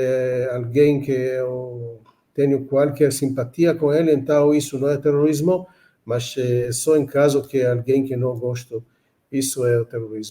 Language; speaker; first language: Portuguese; non-native, fluent; Hebrew